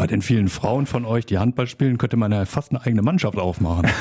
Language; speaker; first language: German; native; German